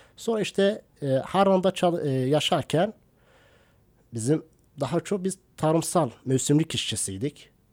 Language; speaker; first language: Turkish; non-native, local second language; Kurdish